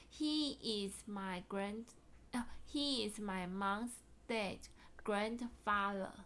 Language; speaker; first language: English; non-native, learner; Chinese